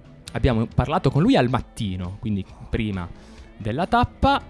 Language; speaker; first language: Italian; native; Italian